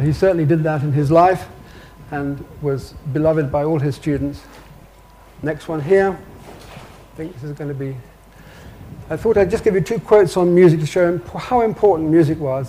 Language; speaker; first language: English; native; English